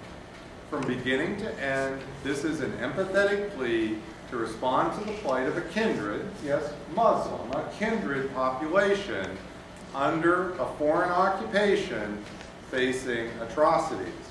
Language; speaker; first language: English; native; English